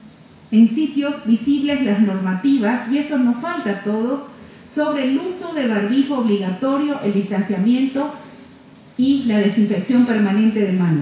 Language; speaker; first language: Spanish; native; Spanish